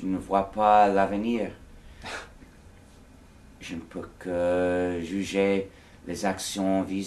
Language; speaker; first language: French; non-native, fluent; English